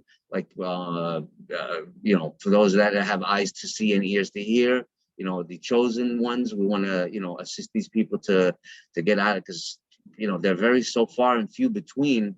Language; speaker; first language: English; native; English